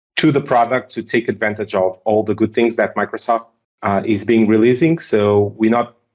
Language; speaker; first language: English; non-native, fluent; Portuguese